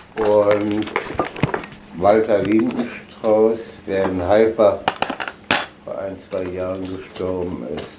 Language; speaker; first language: German; native; German